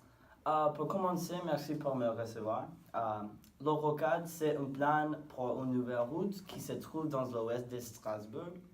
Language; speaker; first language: French; non-native, learner; English